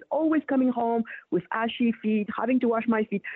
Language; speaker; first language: English; early bilingual, other home language; Wolof